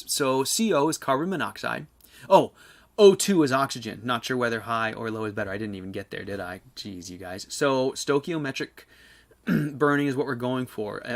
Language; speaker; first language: English; native; English